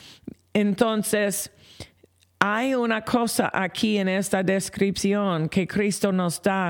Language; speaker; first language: Spanish; non-native, fluent; English